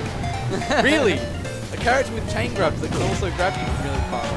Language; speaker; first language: English; native; English